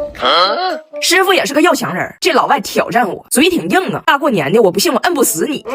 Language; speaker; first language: Chinese; native; Chinese